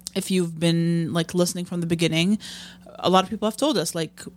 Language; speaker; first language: English; non-native, fluent; Arabic